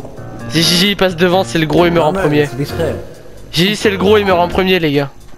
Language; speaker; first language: French; native; French